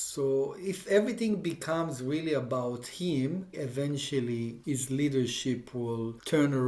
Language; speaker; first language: English; non-native, fluent; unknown